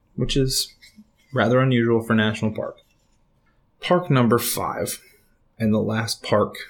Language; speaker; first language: English; native; English